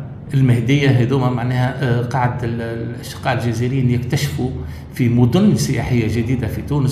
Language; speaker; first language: Arabic; native; Arabic